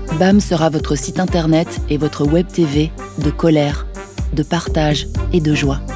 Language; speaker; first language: French; native; French